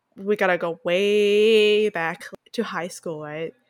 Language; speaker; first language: English; non-native, local second language; Cantonese